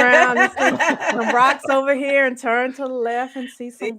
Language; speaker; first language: English; native; English